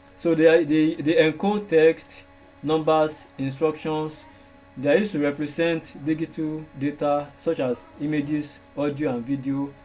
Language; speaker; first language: English; non-native, local second language; Yoruba